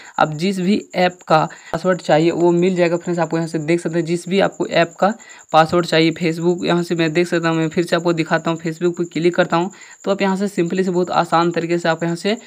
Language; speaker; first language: Hindi; native; Hindi